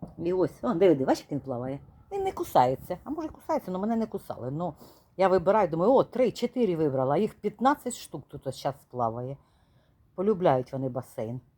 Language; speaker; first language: Ukrainian; native; Ukrainian